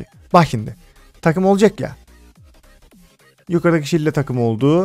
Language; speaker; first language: Turkish; native; Turkish